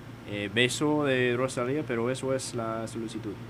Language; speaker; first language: Spanish; non-native, learner; English